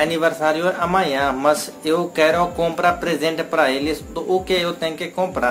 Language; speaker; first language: Portuguese; non-native, learner; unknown